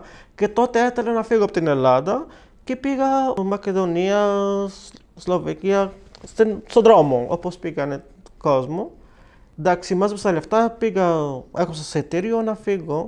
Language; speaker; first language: Greek; non-native, fluent; Arabic